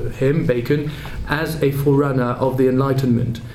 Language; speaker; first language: English; non-native, fluent; French